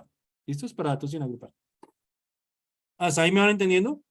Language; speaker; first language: Spanish; native; Spanish